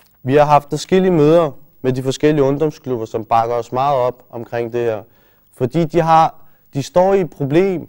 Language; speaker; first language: Danish; early bilingual, other home language; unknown